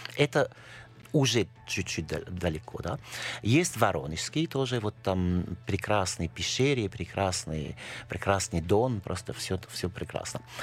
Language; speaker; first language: Russian; non-native, fluent; French